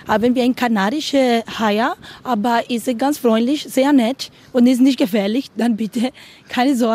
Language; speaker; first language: German; non-native, learner; Spanish